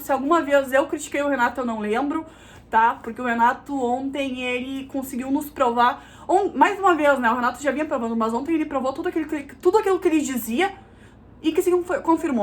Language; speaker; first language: Portuguese; native; Portuguese